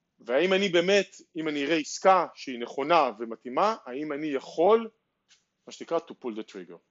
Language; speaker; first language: Hebrew; native; Hebrew